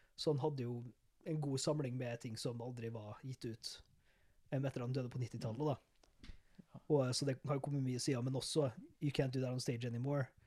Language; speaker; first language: Norwegian; native; Norwegian